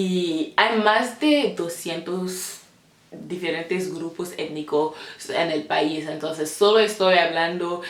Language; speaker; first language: Spanish; non-native, fluent; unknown